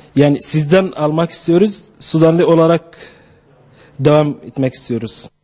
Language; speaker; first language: Turkish; non-native, learner; Arabic